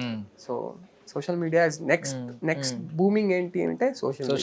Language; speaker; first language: Telugu; non-native, learner; Kannada